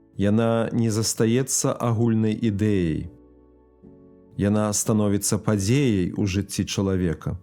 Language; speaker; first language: Belarusian; native; Belarusian